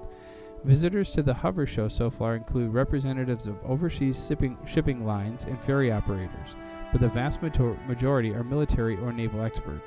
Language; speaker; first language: English; native; English